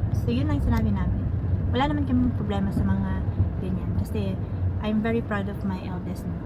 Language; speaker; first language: Filipino; non-native, local second language; Cebuano